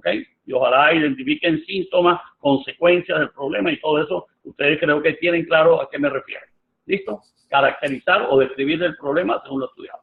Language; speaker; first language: Spanish; native; Spanish